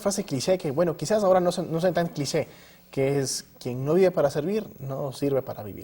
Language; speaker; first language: Spanish; native; Spanish